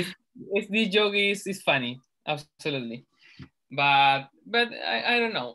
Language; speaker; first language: English; non-native, learner; Spanish